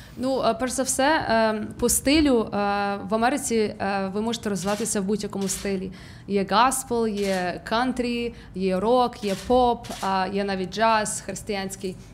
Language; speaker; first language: Ukrainian; native; Ukrainian